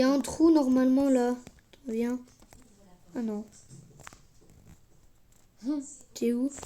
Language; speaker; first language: French; native; French